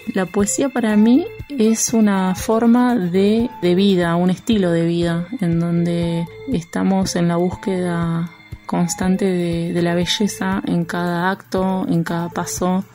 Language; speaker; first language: Spanish; native; Spanish